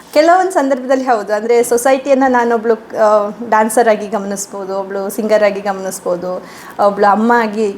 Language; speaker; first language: Kannada; native; Kannada